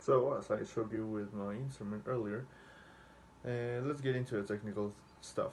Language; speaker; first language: English; non-native, fluent; Spanish